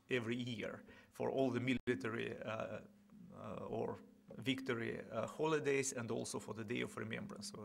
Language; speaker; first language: English; non-native, fluent; Russian